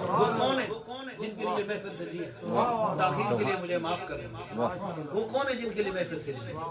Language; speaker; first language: Urdu; non-native, local second language; Punjabi